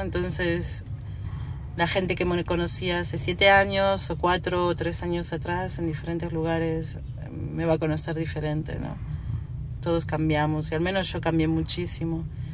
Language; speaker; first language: Spanish; native; Spanish